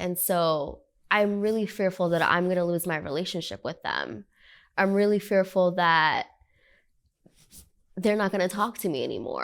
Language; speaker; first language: English; early bilingual, other home language; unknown